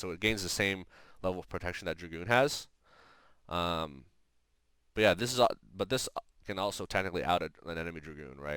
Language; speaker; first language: English; native; English